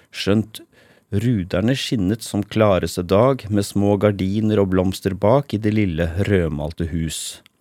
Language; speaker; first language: Norwegian; native; Norwegian